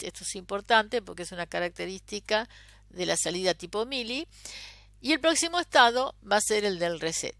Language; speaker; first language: Spanish; native; Spanish